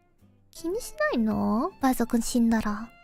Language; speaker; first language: Japanese; non-native, learner; Indonesian